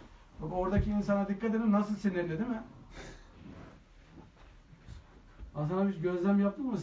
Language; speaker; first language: Turkish; native; Turkish